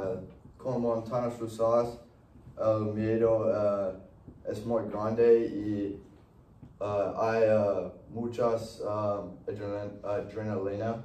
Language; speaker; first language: Spanish; non-native, learner; English